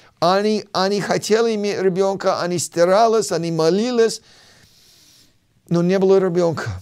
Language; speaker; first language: Russian; non-native, fluent; English